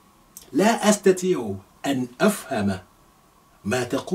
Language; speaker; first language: Arabic; non-native, fluent; Yoruba